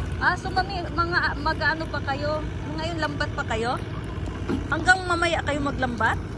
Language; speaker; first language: Filipino; non-native, local second language; Cebuano